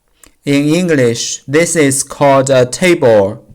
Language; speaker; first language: English; non-native, learner; Chinese